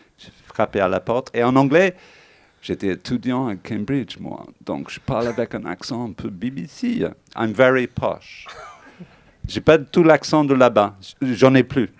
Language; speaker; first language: French; non-native, fluent; English